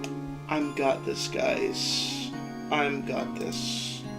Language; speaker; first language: English; native; English